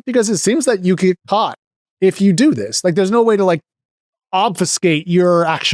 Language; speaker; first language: English; native; English